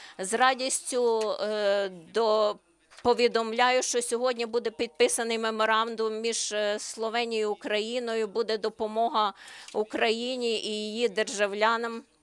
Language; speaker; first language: Ukrainian; non-native, learner; Slovenian